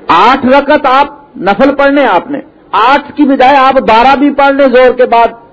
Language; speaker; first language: Urdu; non-native, local second language; Punjabi